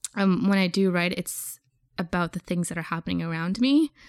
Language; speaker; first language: English; early bilingual, other home language; Urdu